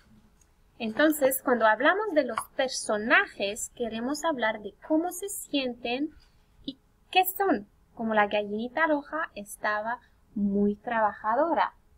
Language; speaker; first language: Spanish; non-native, fluent; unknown